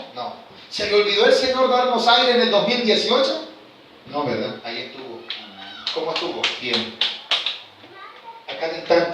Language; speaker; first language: Spanish; native; Spanish